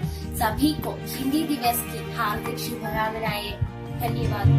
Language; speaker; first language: Hindi; non-native, local second language; Malayalam